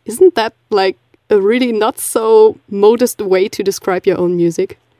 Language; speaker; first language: English; non-native, fluent; German